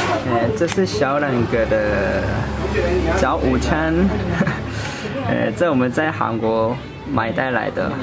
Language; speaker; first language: Chinese; non-native, fluent; Korean